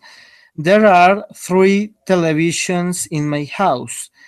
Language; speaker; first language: English; non-native, learner; Spanish